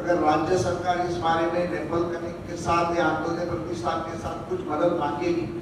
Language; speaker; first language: Hindi; non-native, local second language; Marathi